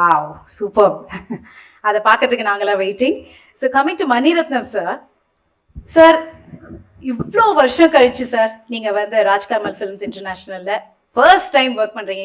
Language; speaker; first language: Tamil; native; Tamil